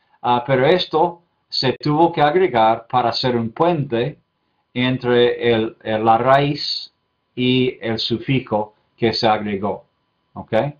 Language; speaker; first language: Spanish; non-native, fluent; English